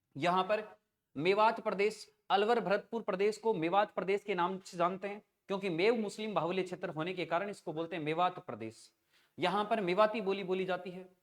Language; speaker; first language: Hindi; native; Hindi